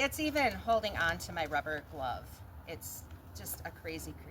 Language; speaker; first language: English; native; English